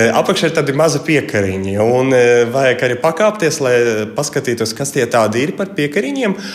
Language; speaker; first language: Latvian; early bilingual, heritage; Russian